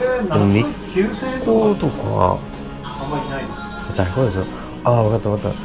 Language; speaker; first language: Japanese; non-native, learner; English